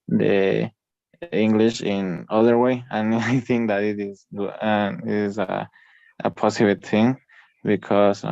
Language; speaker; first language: English; non-native, learner; Spanish